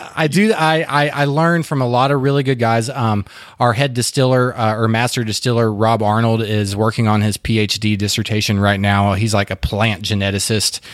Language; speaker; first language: English; native; English